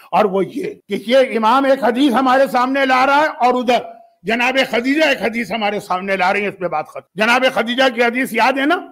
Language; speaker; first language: Urdu; native; Urdu